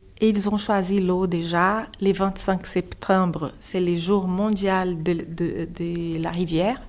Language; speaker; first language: French; non-native, fluent; Portuguese